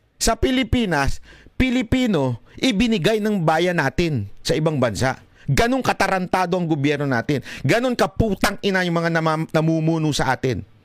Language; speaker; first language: Filipino; native; Filipino